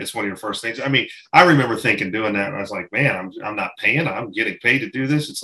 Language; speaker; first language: English; native; English